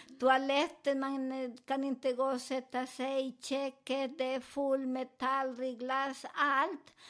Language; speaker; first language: Swedish; non-native, fluent; Spanish